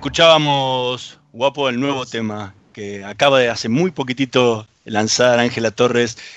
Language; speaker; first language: Spanish; native; Spanish